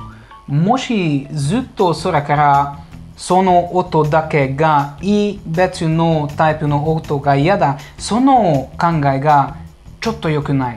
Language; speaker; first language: Japanese; non-native, fluent; Hungarian